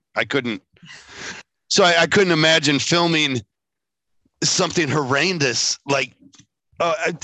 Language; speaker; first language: English; native; English